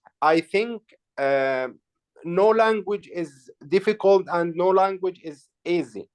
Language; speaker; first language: English; non-native, learner; Arabic